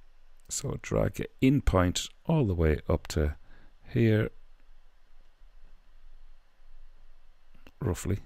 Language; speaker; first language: English; native; English